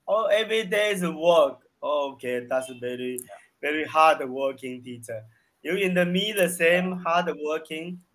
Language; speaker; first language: English; non-native, learner; Chinese